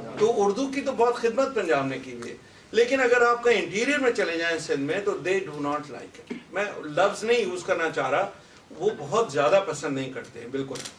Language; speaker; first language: Urdu; native; Urdu